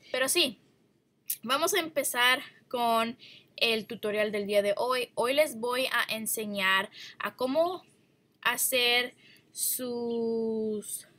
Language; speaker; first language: Spanish; early bilingual, heritage; Spanish